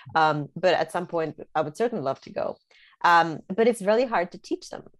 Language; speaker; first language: English; early bilingual, other home language; Russian